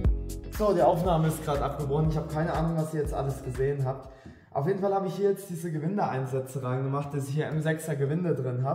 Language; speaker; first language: German; native; German